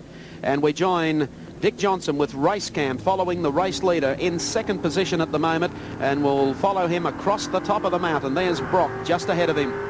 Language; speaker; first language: English; native; English